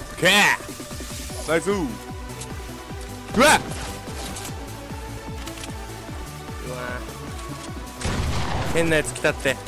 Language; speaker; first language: Japanese; native; Japanese